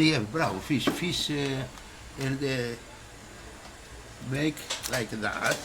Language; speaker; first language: English; non-native, learner; Greek